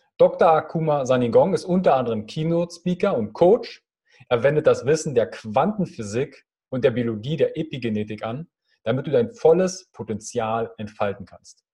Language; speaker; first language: German; native; German